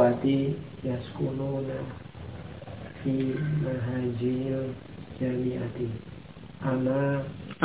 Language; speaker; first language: Arabic; non-native, learner; Indonesian